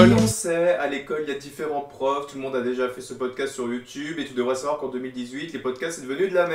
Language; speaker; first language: French; native; French